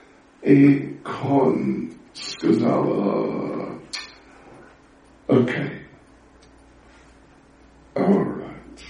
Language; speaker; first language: Russian; non-native, learner; English